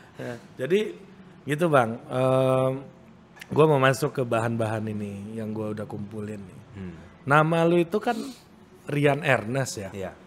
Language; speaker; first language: Indonesian; native; Indonesian